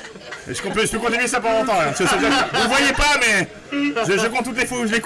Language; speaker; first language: French; native; French